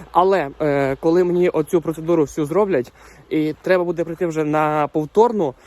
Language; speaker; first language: Ukrainian; native; Ukrainian